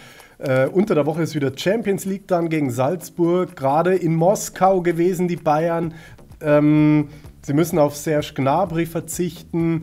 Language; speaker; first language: German; native; German